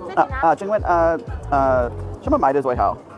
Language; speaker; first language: Chinese; non-native, learner; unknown